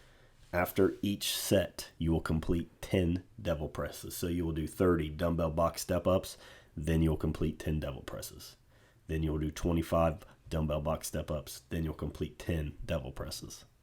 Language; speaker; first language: English; native; English